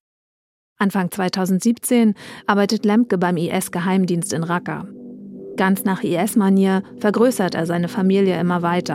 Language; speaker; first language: German; native; German